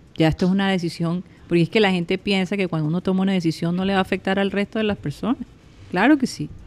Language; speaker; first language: Spanish; native; Spanish